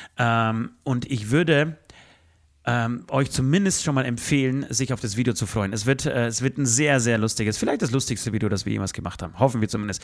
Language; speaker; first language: German; early bilingual, other home language; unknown